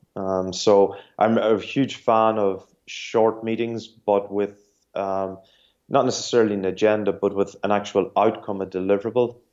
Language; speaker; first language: English; native; English